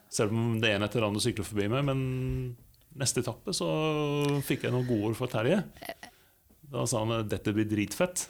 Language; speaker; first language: Norwegian; native; Norwegian